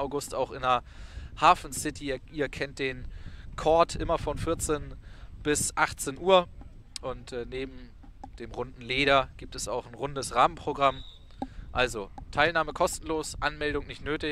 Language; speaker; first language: German; native; German